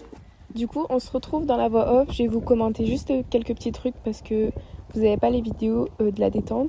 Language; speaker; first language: French; native; French